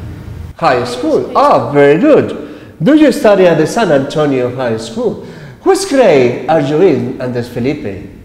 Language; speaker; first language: English; non-native, fluent; Spanish